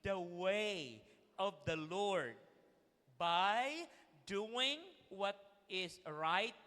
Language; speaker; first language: English; non-native, local second language; Filipino